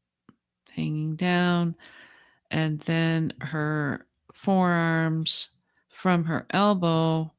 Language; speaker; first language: English; native; English